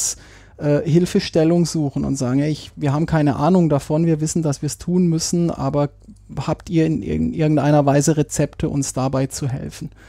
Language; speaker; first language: German; native; German